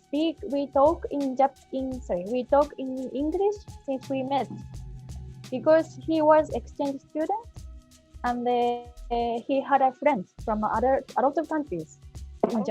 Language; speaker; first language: English; non-native, fluent; Japanese